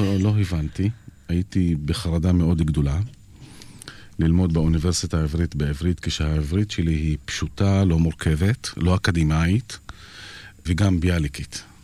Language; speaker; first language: Hebrew; non-native, local second language; Arabic